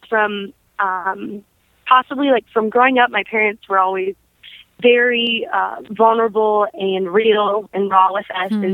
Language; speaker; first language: English; native; English